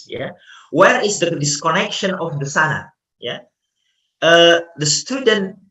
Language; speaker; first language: English; non-native, fluent; Indonesian